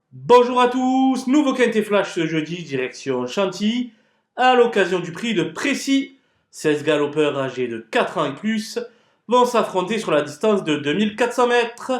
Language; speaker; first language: French; native; French